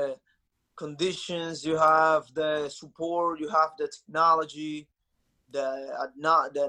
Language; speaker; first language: English; non-native, fluent; Spanish